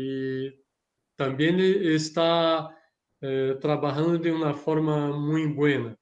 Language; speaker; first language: Spanish; non-native, learner; Portuguese